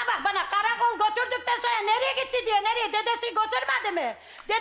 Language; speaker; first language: Turkish; native; Turkish